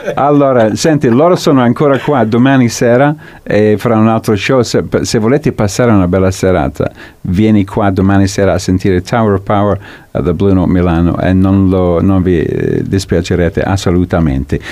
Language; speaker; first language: Italian; non-native, fluent; English